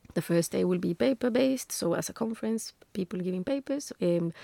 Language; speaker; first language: English; non-native, fluent; Spanish